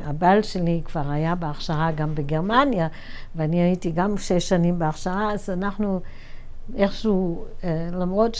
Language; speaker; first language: Hebrew; non-native, fluent; German